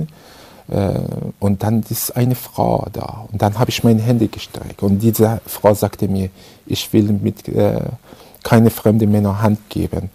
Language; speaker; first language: German; non-native, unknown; Persian